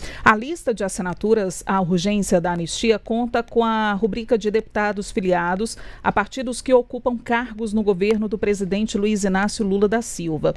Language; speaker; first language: Portuguese; native; Portuguese